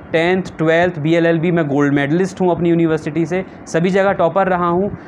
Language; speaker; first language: Hindi; native; Hindi